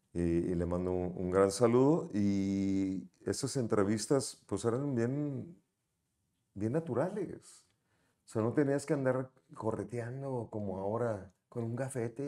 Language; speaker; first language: Spanish; native; Spanish